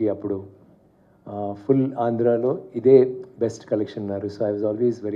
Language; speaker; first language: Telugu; non-native, learner; Tamil